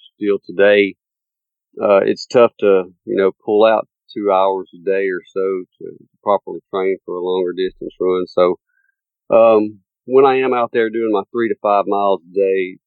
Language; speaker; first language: English; native; English